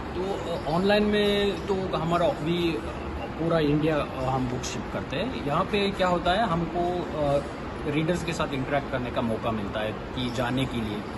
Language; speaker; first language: Hindi; non-native, local second language; Kannada